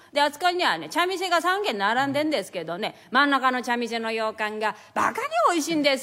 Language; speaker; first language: Japanese; native; Japanese